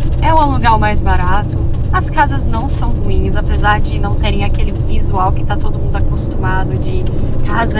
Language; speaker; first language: Portuguese; native; Portuguese